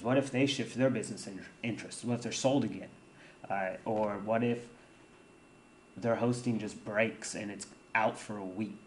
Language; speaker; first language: English; native; English